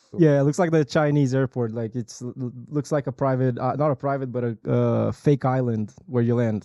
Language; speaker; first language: English; non-native, fluent; Portuguese